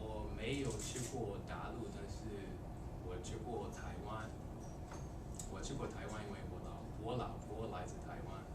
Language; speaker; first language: Chinese; non-native, fluent; English